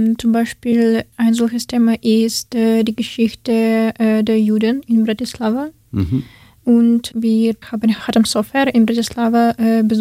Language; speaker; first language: German; non-native, learner; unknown